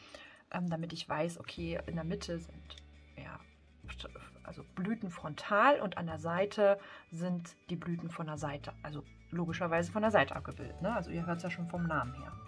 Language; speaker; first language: German; native; German